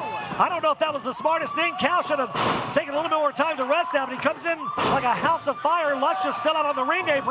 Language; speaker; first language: English; native; English